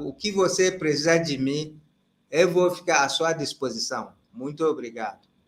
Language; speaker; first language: Portuguese; non-native, fluent; Igbo